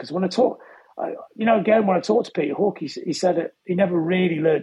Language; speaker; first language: English; native; English